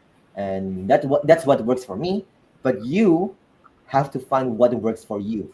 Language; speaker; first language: English; non-native, fluent; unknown